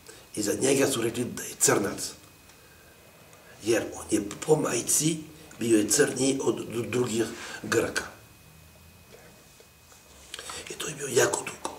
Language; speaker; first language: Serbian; non-native, fluent; French